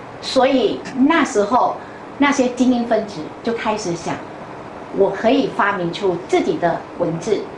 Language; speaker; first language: Chinese; non-native, fluent; Vietnamese